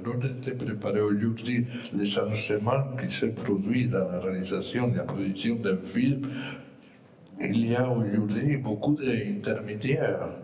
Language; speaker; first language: French; non-native, fluent; Spanish